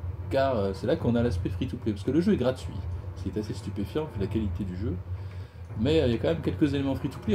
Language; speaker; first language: French; native; French